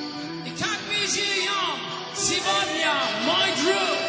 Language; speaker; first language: Russian; non-native, learner; German